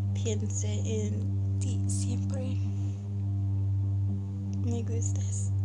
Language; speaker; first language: Spanish; non-native, learner; English